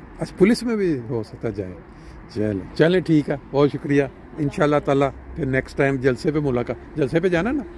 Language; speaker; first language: Urdu; non-native, local second language; Punjabi